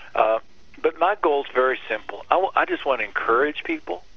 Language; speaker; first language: English; native; English